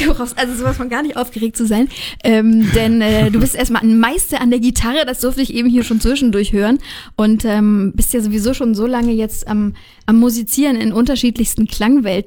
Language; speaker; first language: German; native; German